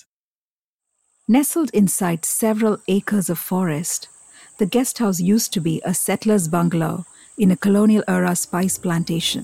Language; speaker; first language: English; non-native, local second language; Malayalam